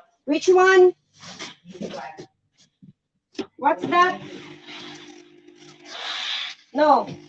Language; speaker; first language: English; non-native, learner; Filipino